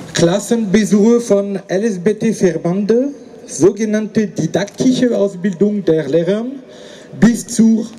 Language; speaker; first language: German; non-native, fluent; French